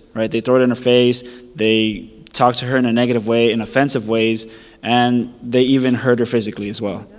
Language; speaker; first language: English; early bilingual, other home language; Spanish